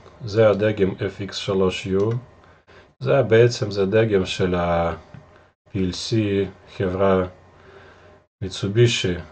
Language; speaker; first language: Hebrew; non-native, fluent; Russian